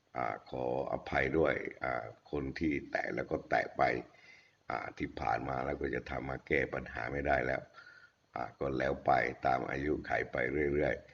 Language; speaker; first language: Thai; native; Thai